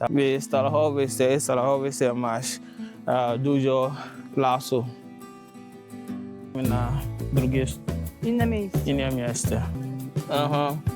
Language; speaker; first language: Polish; non-native, learner; English